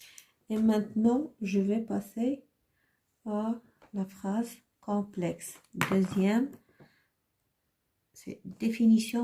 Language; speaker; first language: French; non-native, learner; Arabic